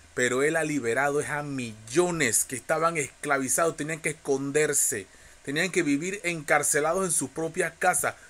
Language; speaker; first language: Spanish; native; Spanish